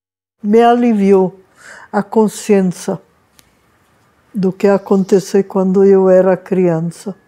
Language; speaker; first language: Portuguese; non-native, fluent; Hungarian